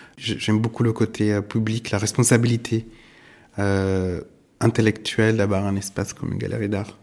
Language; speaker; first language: French; non-native, fluent; Italian